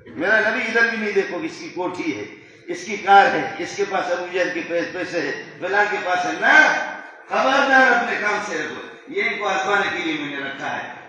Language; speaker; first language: Urdu; non-native, local second language; Brahui